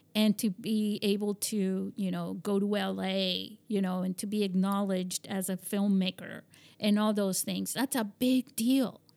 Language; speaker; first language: English; early bilingual, heritage; English